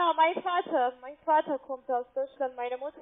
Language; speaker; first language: German; non-native, learner; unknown